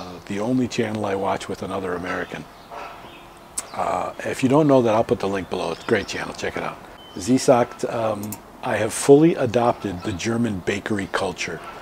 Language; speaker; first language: English; native; English